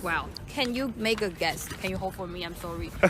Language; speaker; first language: English; non-native, fluent; Chinese